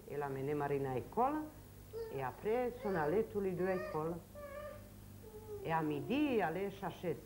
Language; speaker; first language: French; non-native, learner; Serbian